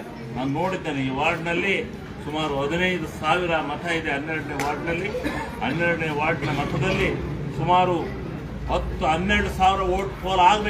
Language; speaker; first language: Kannada; native; Kannada